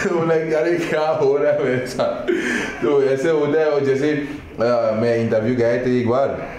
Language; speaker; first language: Hindi; non-native, fluent; Igbo